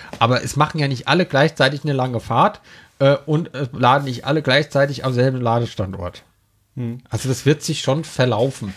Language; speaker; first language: German; native; German